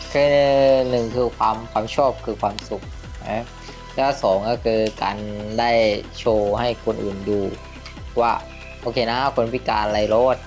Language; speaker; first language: Thai; native; Thai